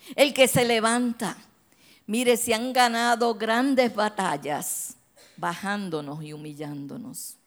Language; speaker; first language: Spanish; native; Spanish